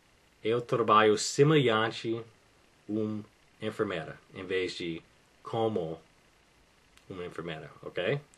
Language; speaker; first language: Portuguese; non-native, fluent; English